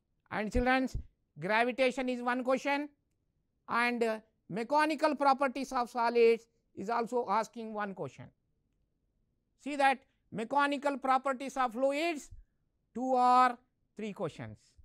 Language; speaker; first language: English; non-native, local second language; Telugu